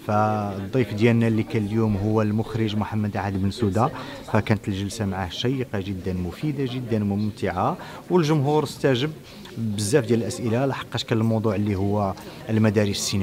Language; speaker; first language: Arabic; native; Arabic